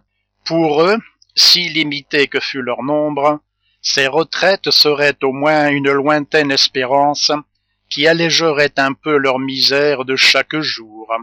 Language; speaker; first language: French; native; French